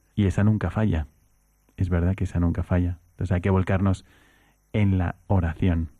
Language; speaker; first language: Spanish; native; Spanish